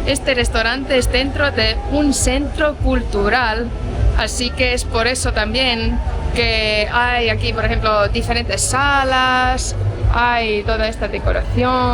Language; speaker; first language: Spanish; non-native, fluent; Portuguese